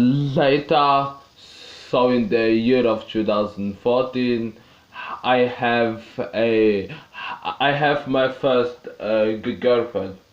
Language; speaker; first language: English; non-native, learner; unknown